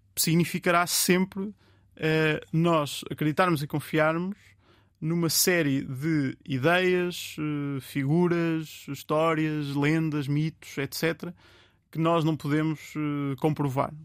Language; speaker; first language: Portuguese; native; Portuguese